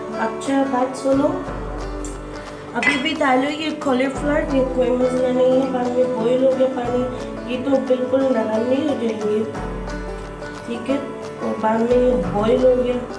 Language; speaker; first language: Hindi; non-native, learner; Filipino